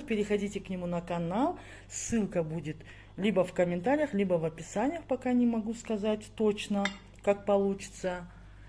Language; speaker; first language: Russian; native; Russian